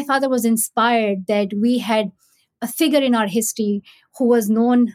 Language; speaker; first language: English; non-native, local second language; Pashto